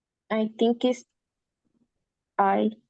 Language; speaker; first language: English; non-native, learner; Spanish